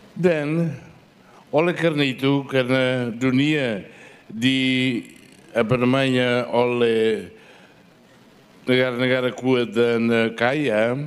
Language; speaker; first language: Indonesian; non-native, fluent; Portuguese